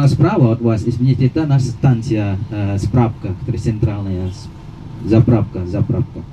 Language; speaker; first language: Russian; non-native, fluent; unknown